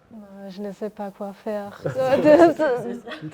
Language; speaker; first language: French; non-native, local second language; Luxembourgish